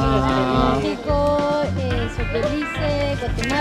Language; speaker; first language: Spanish; non-native, learner; French